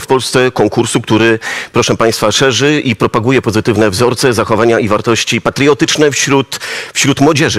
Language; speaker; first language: Polish; native; Polish